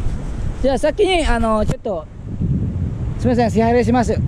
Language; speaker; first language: Japanese; non-native, fluent; Indonesian